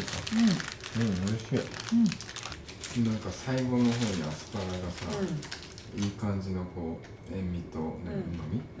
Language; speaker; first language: Japanese; native; Japanese